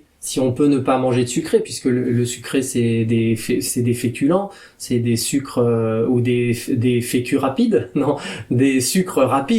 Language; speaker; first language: French; native; French